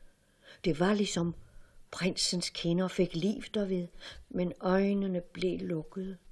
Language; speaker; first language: Danish; native; Danish